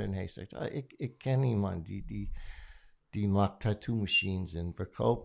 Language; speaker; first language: Dutch; non-native, learner; English